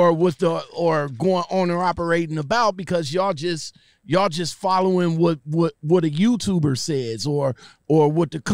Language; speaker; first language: English; native; English